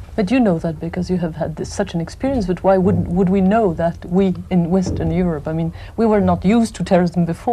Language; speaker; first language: English; non-native, fluent; French